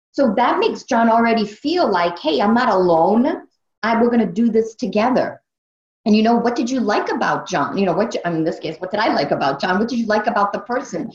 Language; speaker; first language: English; native; English